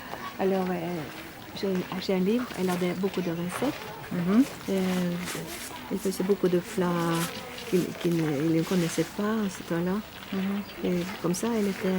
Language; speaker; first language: French; non-native, fluent; Norwegian